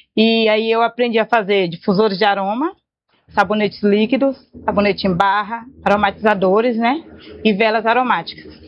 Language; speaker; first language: Portuguese; native; Portuguese